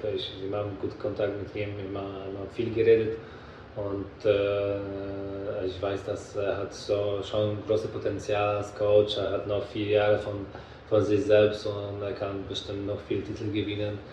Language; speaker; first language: German; non-native, fluent; Polish